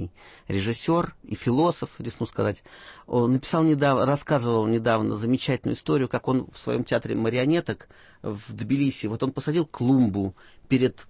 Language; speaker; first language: Russian; native; Russian